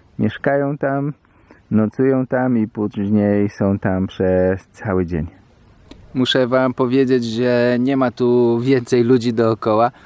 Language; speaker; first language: Polish; native; Polish